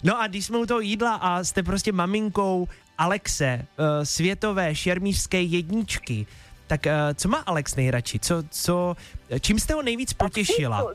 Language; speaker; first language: Czech; native; Czech